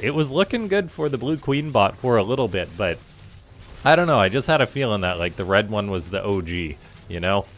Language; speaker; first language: English; native; English